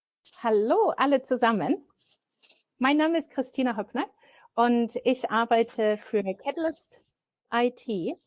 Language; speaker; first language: German; native; German